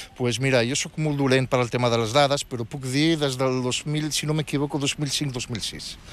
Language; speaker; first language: Catalan; non-native, fluent; Riffian